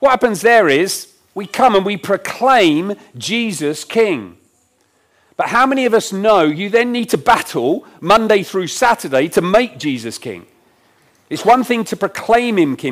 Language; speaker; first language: English; native; English